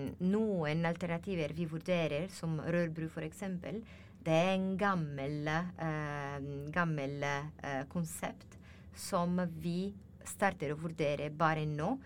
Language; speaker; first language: Norwegian; non-native, learner; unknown